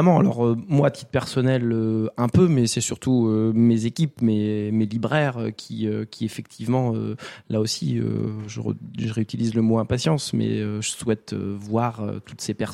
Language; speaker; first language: French; native; French